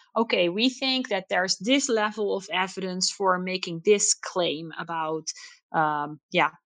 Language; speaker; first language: English; non-native, fluent; Dutch